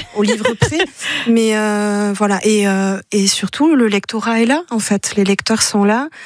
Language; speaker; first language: French; non-native, local second language; Basque